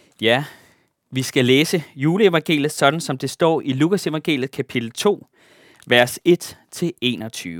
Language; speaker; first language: Danish; native; Danish